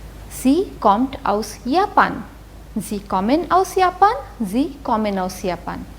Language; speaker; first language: German; non-native, fluent; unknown